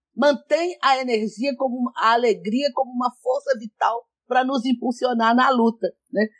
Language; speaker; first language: Portuguese; native; Portuguese